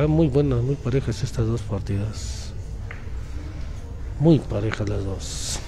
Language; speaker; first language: Spanish; native; Spanish